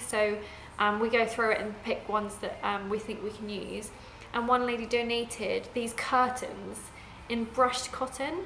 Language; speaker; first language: English; native; English